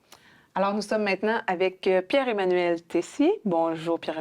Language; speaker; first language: French; native; French